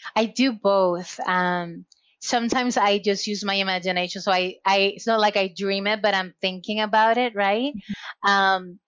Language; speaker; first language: English; non-native, fluent; Spanish